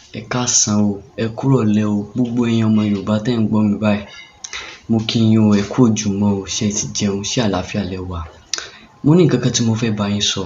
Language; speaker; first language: Yoruba; non-native, fluent; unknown